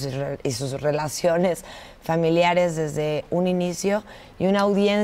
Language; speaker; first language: Spanish; native; Spanish